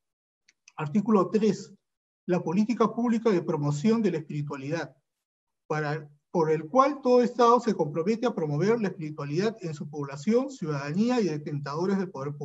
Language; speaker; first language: Spanish; native; Spanish